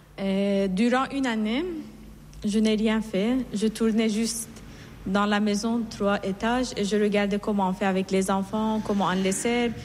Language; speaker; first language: French; non-native, fluent; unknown